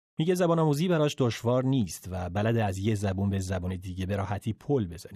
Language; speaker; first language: Persian; native; Persian